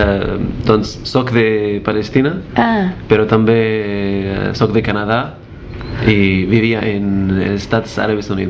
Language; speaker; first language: Catalan; non-native, learner; Arabic